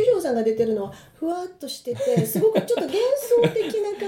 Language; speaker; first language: Japanese; native; Japanese